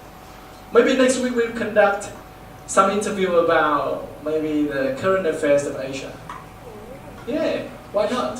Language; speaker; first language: English; non-native, fluent; Vietnamese